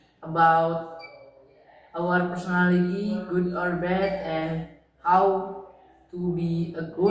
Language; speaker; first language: English; non-native, learner; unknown